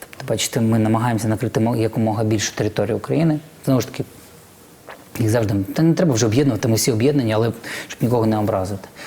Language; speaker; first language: Ukrainian; non-native, local second language; Russian